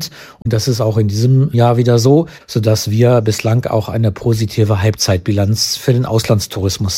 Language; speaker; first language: German; native; German